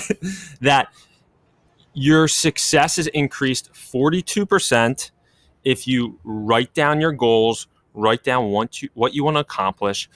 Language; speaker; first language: English; native; English